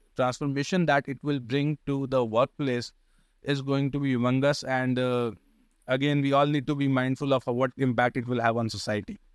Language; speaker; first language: English; non-native, local second language; Hindi